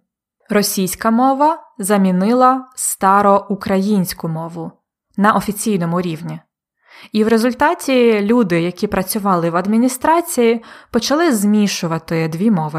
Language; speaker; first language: Ukrainian; native; Ukrainian